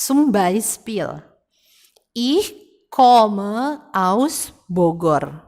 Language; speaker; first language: German; non-native, fluent; Indonesian